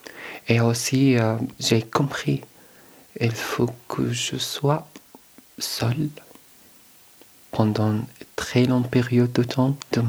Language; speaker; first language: French; non-native, learner; Arabic